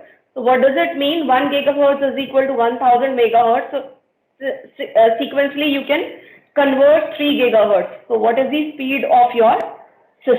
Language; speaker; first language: English; non-native, local second language; Hindi